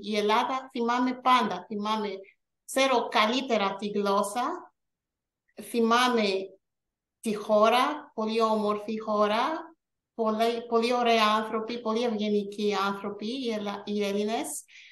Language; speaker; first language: Greek; early bilingual, other home language; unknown